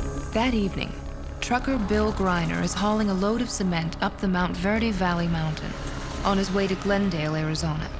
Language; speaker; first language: English; native; English